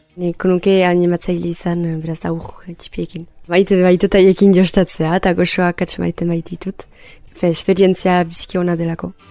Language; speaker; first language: Basque; native; Basque